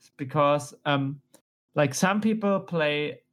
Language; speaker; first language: English; non-native, fluent; German